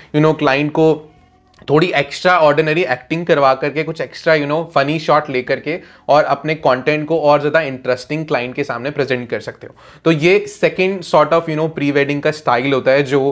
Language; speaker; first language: Hindi; native; Hindi